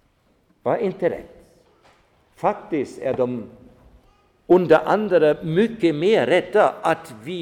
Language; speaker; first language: Swedish; non-native, fluent; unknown